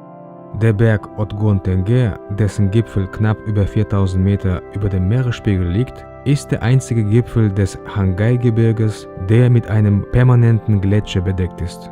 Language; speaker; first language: German; native; German